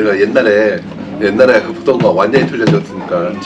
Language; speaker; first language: Korean; native; Korean